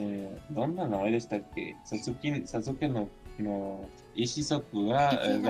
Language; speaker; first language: Japanese; non-native, fluent; Spanish